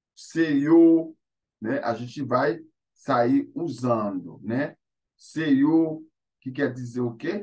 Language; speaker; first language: Portuguese; non-native, fluent; Haitian Creole